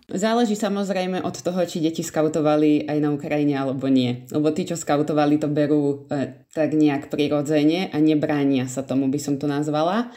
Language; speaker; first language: Slovak; native; Slovak